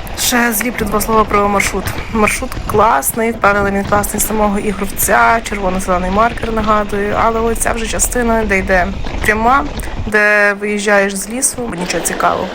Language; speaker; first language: Ukrainian; native; Ukrainian